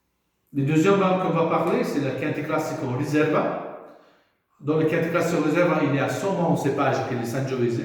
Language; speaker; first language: French; non-native, fluent; Italian